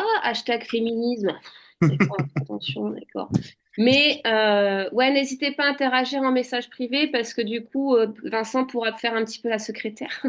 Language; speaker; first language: French; native; French